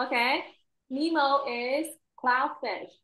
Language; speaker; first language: English; non-native, fluent; Vietnamese